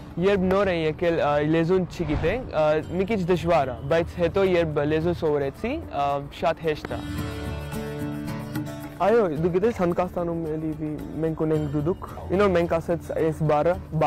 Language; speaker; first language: Armenian; non-native, learner; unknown